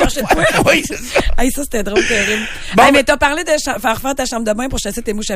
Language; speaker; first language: French; native; French